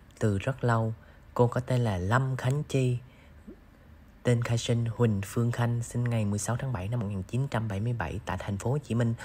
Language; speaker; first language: Vietnamese; native; Vietnamese